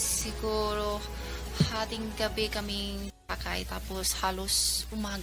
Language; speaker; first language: Filipino; non-native, learner; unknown